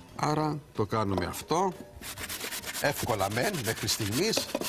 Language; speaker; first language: Greek; native; Greek